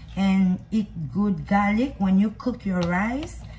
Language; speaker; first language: English; non-native, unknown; Haitian Creole